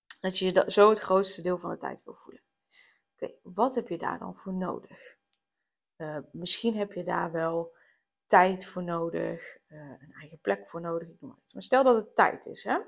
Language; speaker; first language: Dutch; native; Dutch